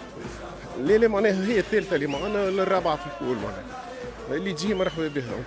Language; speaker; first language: Arabic; native; Arabic